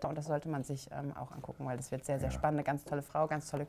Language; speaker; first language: German; native; German